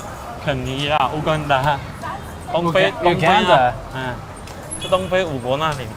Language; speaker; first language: Chinese; native; Chinese